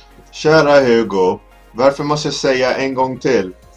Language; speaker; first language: Swedish; native; Swedish